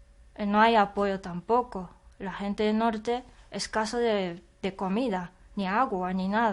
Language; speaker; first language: Spanish; non-native, fluent; Japanese